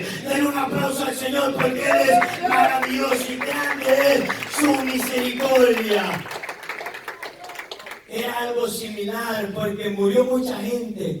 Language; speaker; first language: Spanish; native; Spanish